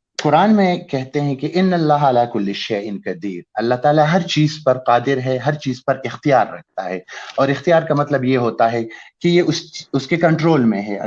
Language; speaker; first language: Urdu; non-native, local second language; Pashto